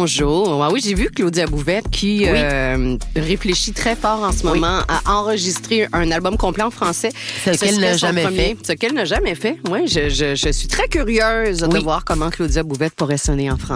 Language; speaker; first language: French; native; French